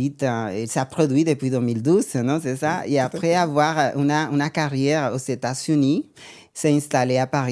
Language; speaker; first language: French; non-native, learner; Spanish